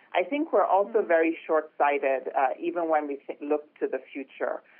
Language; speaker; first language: English; non-native, local second language; Yoruba